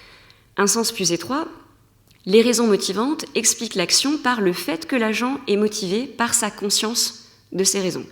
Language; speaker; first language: French; native; French